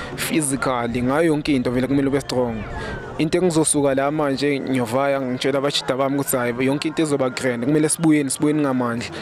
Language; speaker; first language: Zulu; native; Zulu